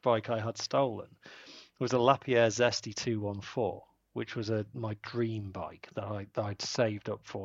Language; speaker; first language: English; native; English